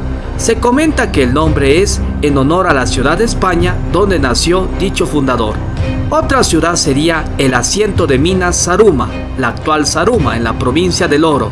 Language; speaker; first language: Spanish; native; Spanish